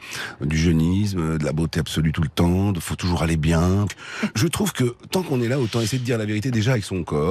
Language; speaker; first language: French; native; French